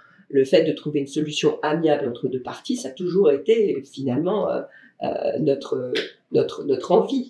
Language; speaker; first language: French; native; French